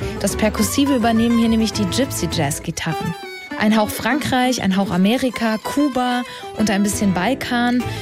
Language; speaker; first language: German; native; German